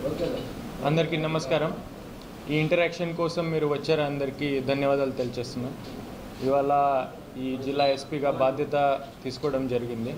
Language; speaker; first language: Telugu; non-native, fluent; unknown